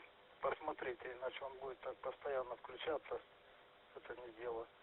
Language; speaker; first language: Russian; native; Russian